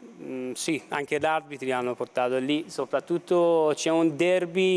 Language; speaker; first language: Italian; non-native, fluent; Persian